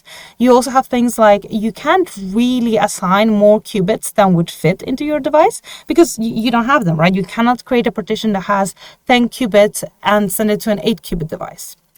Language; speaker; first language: English; non-native, fluent; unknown